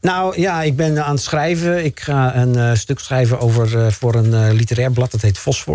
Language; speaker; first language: Dutch; native; Dutch